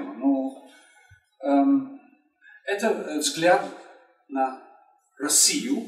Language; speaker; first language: Russian; non-native, fluent; English